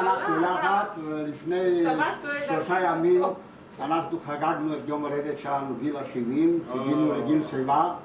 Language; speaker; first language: Hebrew; non-native, fluent; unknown